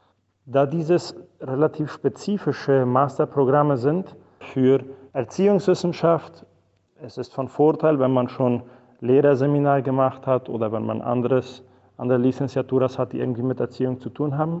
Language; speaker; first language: German; non-native, fluent; Spanish